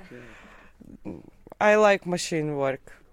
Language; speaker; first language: English; non-native, learner; Latvian